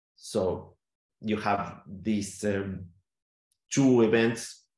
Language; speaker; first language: English; non-native, fluent; Spanish